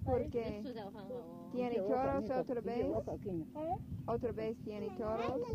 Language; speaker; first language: Spanish; non-native, learner; English